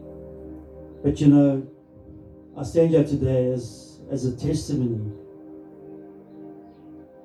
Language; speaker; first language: English; native; English